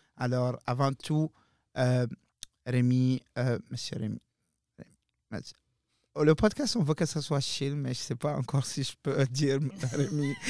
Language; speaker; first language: French; non-native, local second language; Arabic